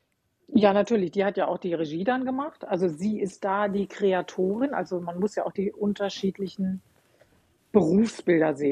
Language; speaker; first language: German; native; German